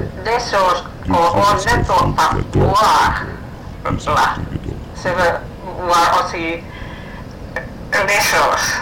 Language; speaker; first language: French; non-native, learner; Finnish